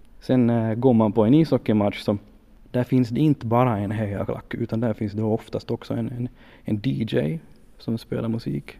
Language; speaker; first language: Swedish; native; Swedish